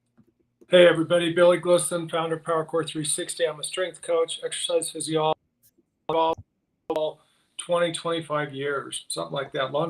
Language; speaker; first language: English; native; English